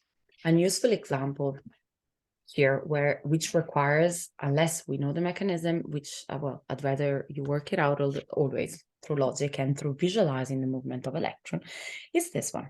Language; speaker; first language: English; non-native, fluent; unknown